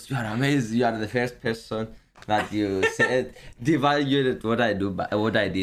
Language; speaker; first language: English; non-native, learner; Greek